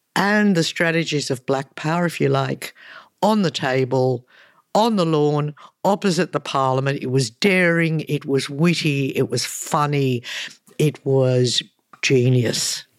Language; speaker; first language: English; early bilingual, other home language; Hungarian